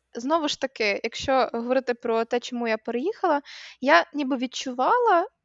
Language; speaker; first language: Ukrainian; native; Ukrainian